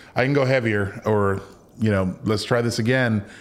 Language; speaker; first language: English; early bilingual, other home language; Spanish